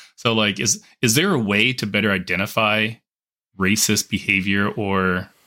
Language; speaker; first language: English; native; English